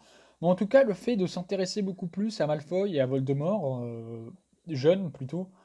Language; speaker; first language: French; native; French